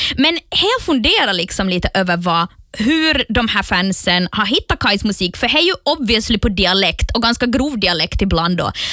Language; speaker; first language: Swedish; native; Swedish